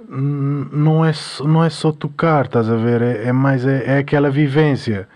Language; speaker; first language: Portuguese; non-native, local second language; Kabuverdianu